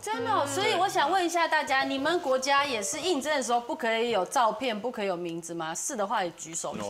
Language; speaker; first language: Chinese; native; Chinese